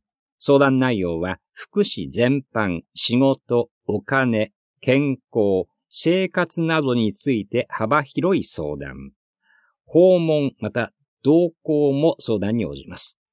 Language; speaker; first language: Japanese; native; Japanese